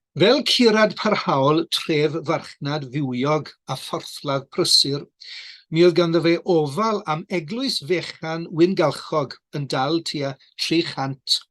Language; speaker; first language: Welsh; native; Welsh